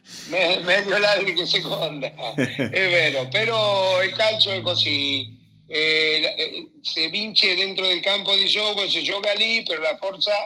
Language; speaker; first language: Italian; non-native, fluent; Spanish